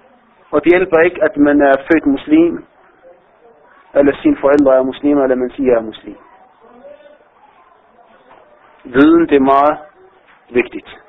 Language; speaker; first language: Danish; non-native, fluent; Arabic